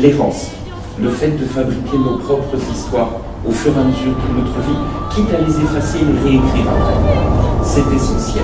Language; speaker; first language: French; native; French